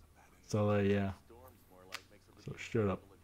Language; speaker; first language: English; native; English